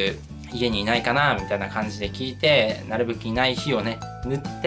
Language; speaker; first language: Japanese; native; Japanese